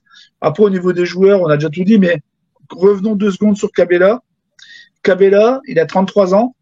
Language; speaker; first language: French; native; French